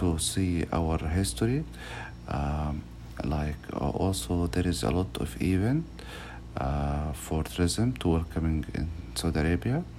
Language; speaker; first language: English; non-native, learner; Arabic